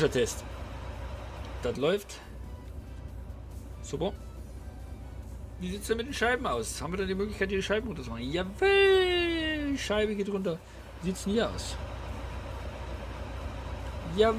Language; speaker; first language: German; native; German